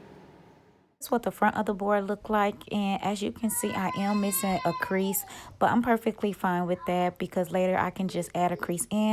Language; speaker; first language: English; native; English